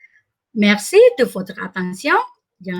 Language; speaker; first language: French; non-native, fluent; Indonesian